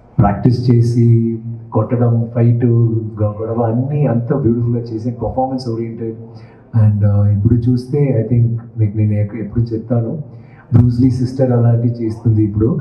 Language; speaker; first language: Telugu; non-native, learner; Tamil